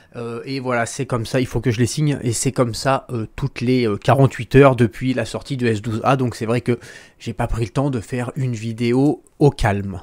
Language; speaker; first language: French; native; French